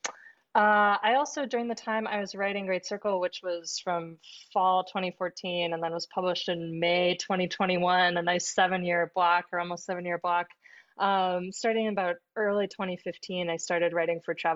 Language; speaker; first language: English; native; English